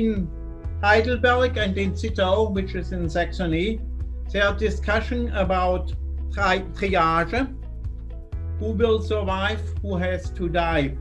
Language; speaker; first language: English; non-native, fluent; German